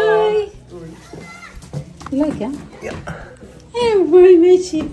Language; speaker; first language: Dutch; non-native, learner; Indonesian